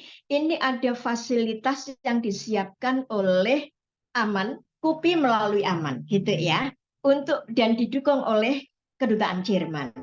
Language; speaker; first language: Indonesian; native; Indonesian